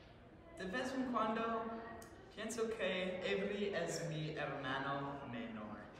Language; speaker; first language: Spanish; non-native, learner; English